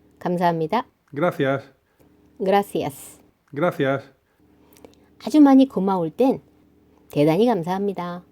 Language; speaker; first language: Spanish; non-native, fluent; Korean